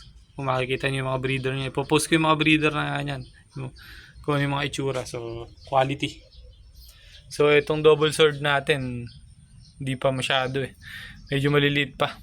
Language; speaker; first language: Filipino; non-native, local second language; Cebuano